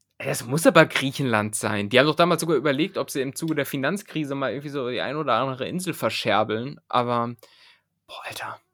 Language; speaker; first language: German; native; German